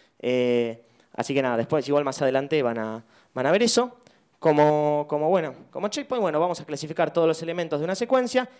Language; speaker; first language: Spanish; native; Spanish